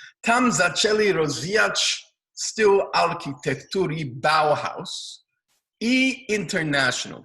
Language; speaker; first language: Polish; non-native, learner; Hebrew